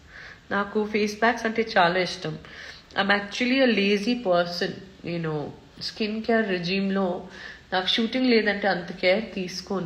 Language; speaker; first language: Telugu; non-native, local second language; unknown